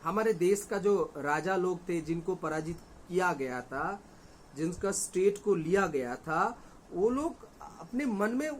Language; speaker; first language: Hindi; non-native, local second language; Bangla